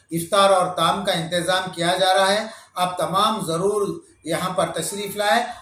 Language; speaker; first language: Urdu; native; Urdu